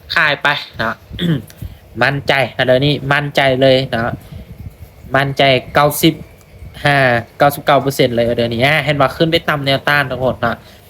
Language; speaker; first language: Thai; non-native, local second language; Lao